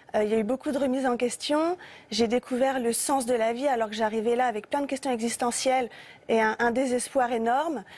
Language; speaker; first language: French; native; French